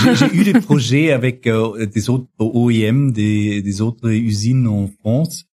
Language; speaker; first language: French; non-native, learner; German